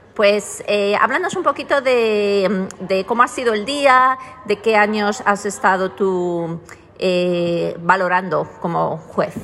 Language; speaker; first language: Spanish; native; Spanish